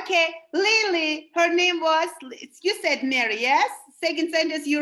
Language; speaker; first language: English; non-native, fluent; Azerbaijani